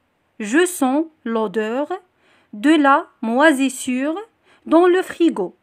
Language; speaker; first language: French; non-native, local second language; Arabic